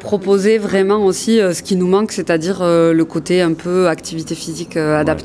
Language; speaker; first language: French; native; French